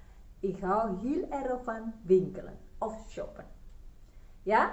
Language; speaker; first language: Dutch; non-native, fluent; Indonesian